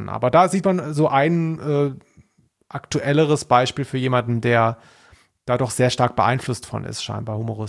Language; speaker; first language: German; native; German